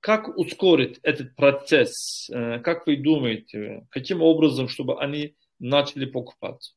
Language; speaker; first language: Russian; non-native, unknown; Turkish